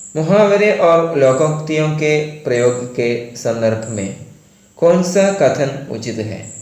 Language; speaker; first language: Hindi; non-native, local second language; Malayalam